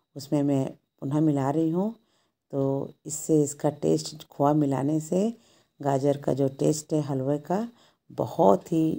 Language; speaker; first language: Hindi; native; Hindi